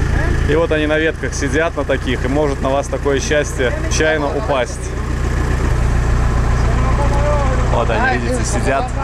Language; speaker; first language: Russian; native; Russian